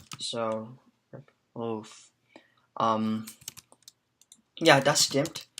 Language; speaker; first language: German; non-native, learner; English